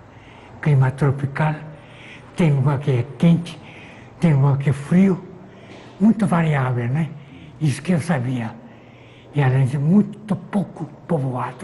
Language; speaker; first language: Portuguese; non-native, learner; Korean